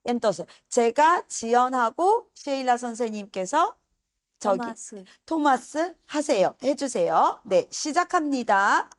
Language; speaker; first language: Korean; non-native, fluent; Spanish